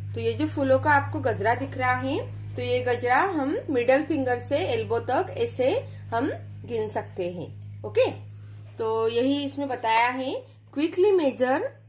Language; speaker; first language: Hindi; non-native, local second language; Marathi